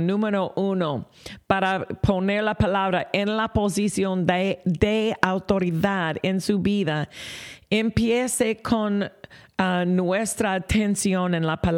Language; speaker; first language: Spanish; non-native, fluent; English